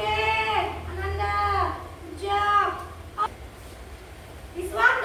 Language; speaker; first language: English; non-native, learner; Indonesian